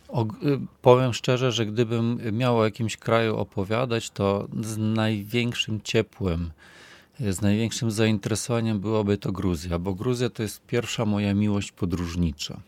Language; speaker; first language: Polish; non-native, fluent; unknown